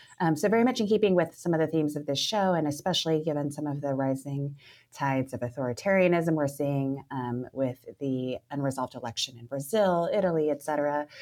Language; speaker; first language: English; native; English